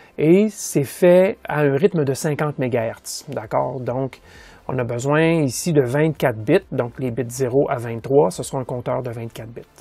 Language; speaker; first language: French; native; French